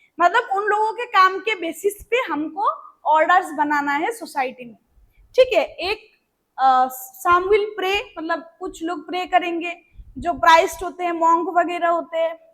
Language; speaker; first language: Hindi; non-native, local second language; Bangla